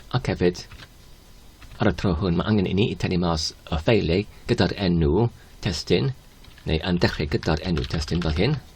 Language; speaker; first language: Welsh; non-native, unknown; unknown